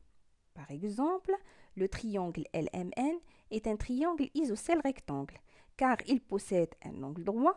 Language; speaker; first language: French; non-native, local second language; Arabic